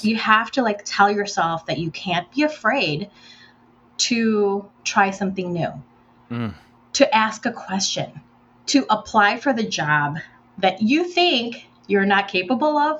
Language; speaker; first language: English; native; English